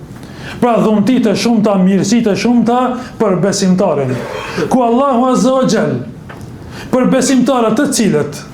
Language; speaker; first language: Albanian; native; Albanian